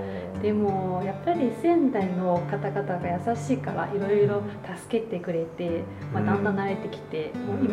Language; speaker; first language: Japanese; non-native, fluent; Chinese